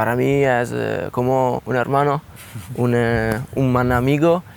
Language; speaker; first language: Spanish; non-native, learner; Italian